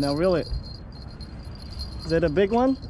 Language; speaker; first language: English; native; English